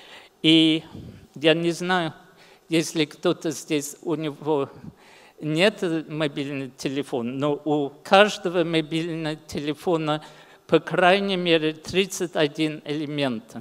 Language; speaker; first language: Russian; early bilingual, heritage; English